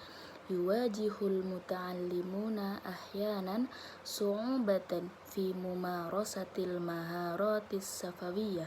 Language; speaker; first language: Arabic; non-native, learner; Indonesian